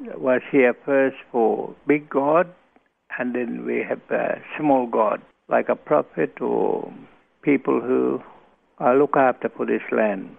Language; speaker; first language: English; non-native, local second language; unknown